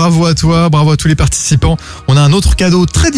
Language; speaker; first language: French; native; French